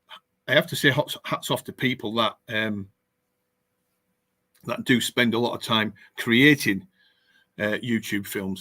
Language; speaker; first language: English; native; English